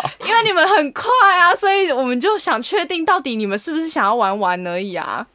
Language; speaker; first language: Chinese; native; Chinese